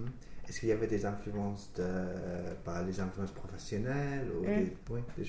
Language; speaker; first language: French; non-native, fluent; English